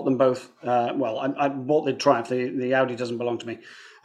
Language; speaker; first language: English; native; English